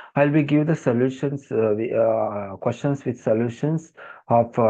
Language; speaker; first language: English; non-native, local second language; Kannada